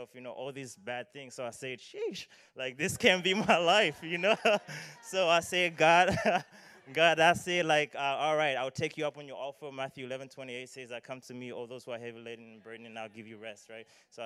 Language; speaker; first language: English; non-native, local second language; Nyanja